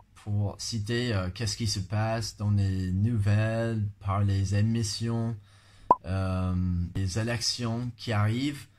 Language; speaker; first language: French; non-native, fluent; English